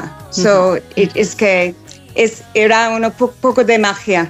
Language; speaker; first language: Spanish; non-native, learner; English